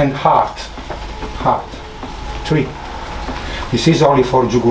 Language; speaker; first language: English; non-native, learner; Italian